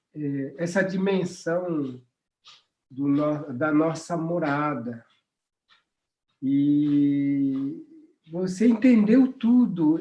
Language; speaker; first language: Portuguese; non-native, local second language; Guarani